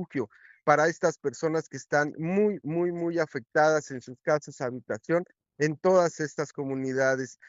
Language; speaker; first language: Spanish; native; Spanish